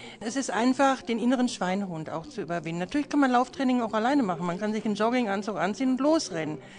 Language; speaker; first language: German; native; German